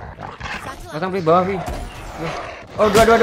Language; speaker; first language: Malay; non-native, local second language; Javanese